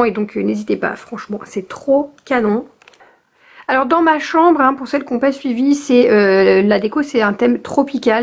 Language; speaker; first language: French; native; French